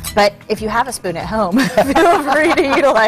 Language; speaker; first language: English; native; English